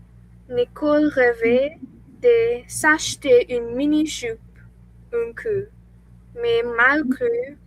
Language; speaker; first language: French; non-native, learner; English